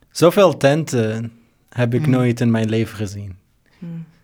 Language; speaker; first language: Dutch; non-native, fluent; Arabic